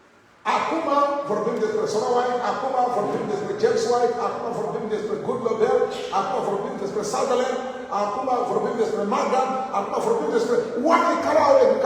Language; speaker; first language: Romanian; non-native, learner; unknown